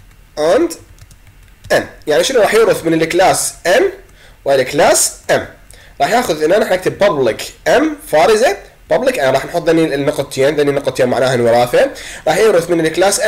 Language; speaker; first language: Arabic; native; Arabic